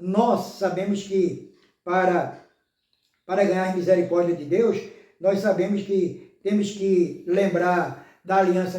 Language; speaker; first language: Portuguese; native; Portuguese